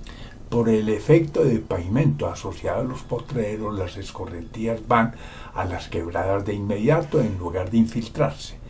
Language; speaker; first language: Spanish; native; Spanish